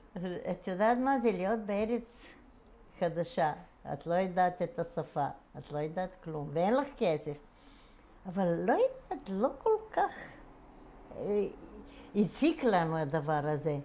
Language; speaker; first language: Hebrew; non-native, fluent; Bulgarian